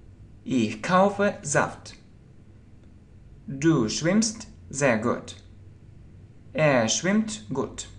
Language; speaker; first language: German; non-native, learner; Russian